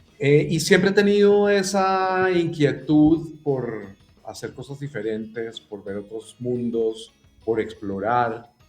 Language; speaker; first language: Spanish; native; Spanish